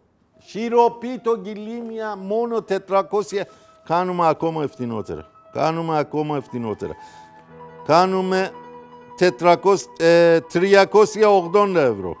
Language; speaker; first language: Greek; non-native, fluent; Persian